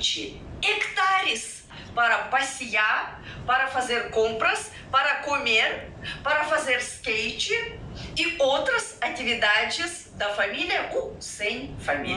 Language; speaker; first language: Portuguese; non-native, fluent; Russian